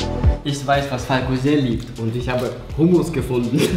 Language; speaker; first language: German; native; German